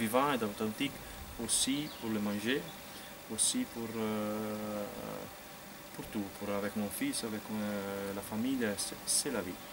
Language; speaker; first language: French; non-native, fluent; Italian